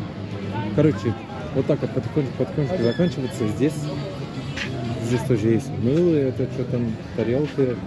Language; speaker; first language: Russian; non-native, learner; Turkish